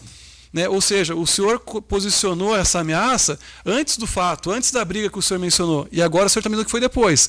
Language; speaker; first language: Portuguese; native; Portuguese